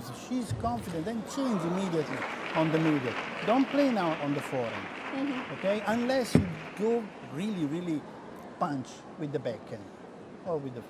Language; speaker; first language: English; non-native, fluent; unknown